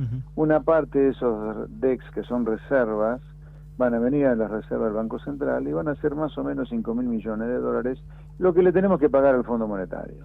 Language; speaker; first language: Spanish; native; Spanish